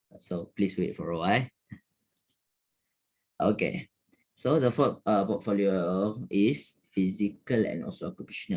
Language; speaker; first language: English; non-native, local second language; Malay